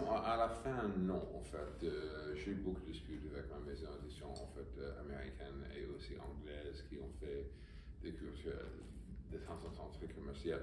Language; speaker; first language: French; non-native, fluent; English